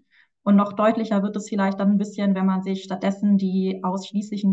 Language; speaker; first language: German; native; German